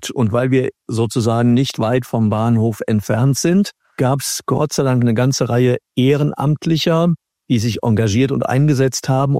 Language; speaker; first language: German; native; German